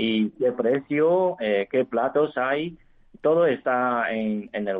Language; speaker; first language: Spanish; non-native, fluent; Chinese